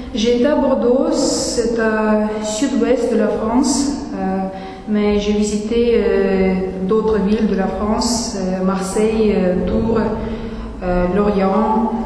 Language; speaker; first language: French; non-native, fluent; Russian